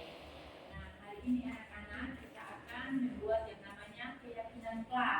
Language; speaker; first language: Indonesian; native; Indonesian